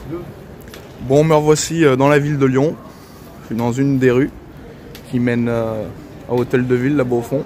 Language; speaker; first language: French; native; French